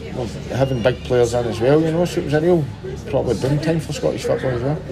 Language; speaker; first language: English; native; English